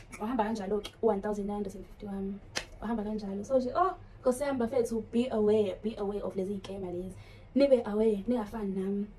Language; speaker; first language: Zulu; native; Zulu